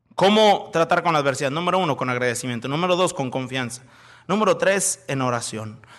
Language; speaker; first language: Spanish; native; Spanish